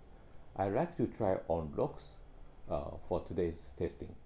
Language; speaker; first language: English; non-native, fluent; Japanese